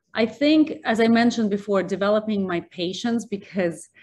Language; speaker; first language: English; early bilingual, other home language; Russian